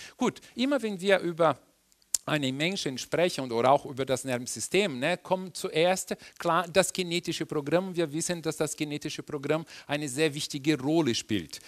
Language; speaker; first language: German; non-native, fluent; Portuguese